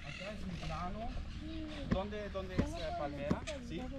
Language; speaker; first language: Spanish; non-native, learner; German